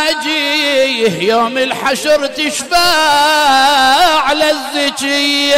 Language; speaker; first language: Arabic; native; Arabic